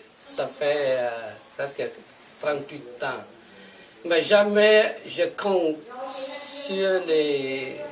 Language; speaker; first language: French; non-native, fluent; Vietnamese